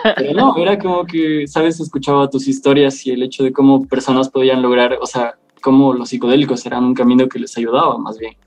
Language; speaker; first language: Spanish; native; Spanish